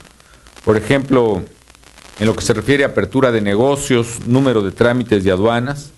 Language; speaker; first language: Spanish; native; Spanish